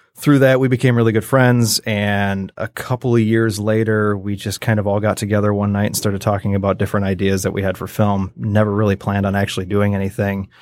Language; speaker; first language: English; native; English